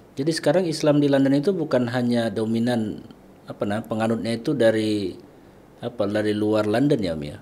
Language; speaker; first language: Indonesian; native; Indonesian